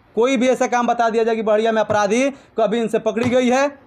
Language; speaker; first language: Hindi; native; Hindi